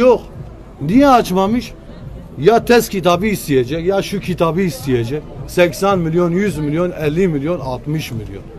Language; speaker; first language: Turkish; non-native, local second language; Kurdish